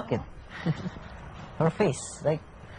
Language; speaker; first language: English; non-native, learner; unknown